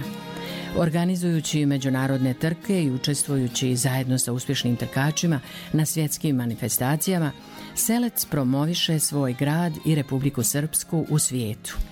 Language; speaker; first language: Serbian; native; Serbian